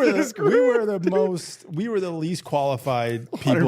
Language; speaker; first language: English; native; English